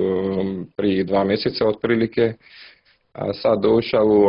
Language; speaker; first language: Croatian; non-native, learner; Arabic